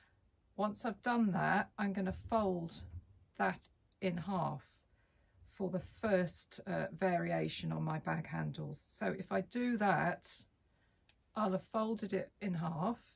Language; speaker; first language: English; native; English